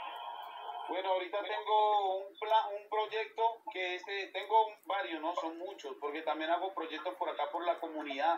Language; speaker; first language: Spanish; native; Spanish